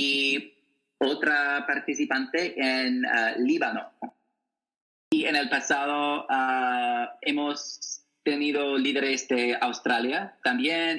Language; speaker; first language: Spanish; non-native, learner; English